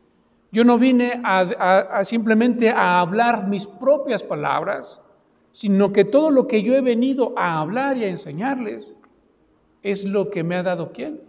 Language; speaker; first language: Spanish; native; Spanish